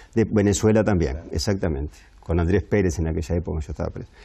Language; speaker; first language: Spanish; native; Spanish